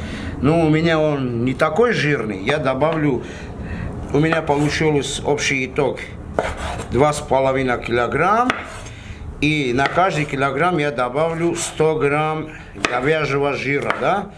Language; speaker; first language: Russian; non-native, fluent; Armenian